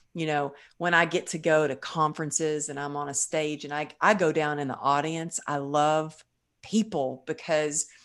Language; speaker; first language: English; native; English